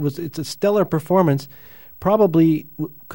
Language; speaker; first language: English; native; English